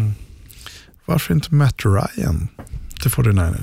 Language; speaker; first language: Swedish; native; Swedish